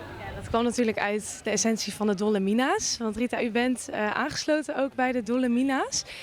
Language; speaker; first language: Dutch; native; Dutch